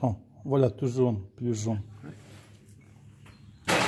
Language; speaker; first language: French; non-native, learner; Russian